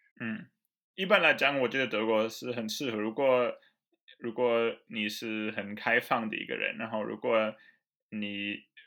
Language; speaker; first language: Chinese; non-native, fluent; German